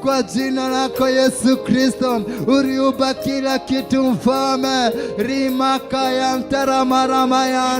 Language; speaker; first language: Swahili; non-native, local second language; Kikuyu